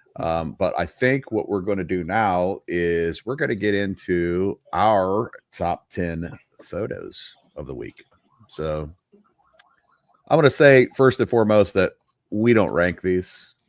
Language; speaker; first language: English; native; English